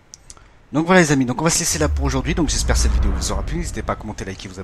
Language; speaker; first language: French; native; French